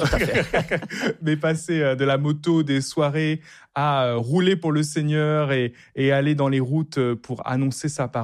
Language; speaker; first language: French; native; French